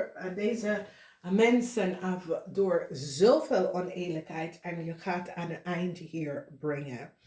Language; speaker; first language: Dutch; non-native, fluent; English